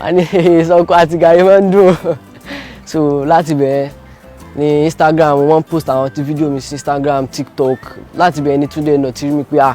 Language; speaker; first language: Yoruba; early bilingual, other home language; Portuguese